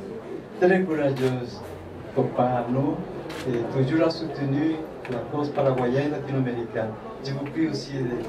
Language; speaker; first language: French; non-native, fluent; Spanish